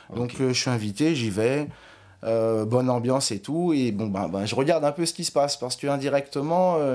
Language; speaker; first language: French; native; French